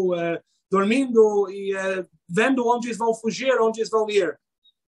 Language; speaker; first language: Portuguese; non-native, fluent; Hebrew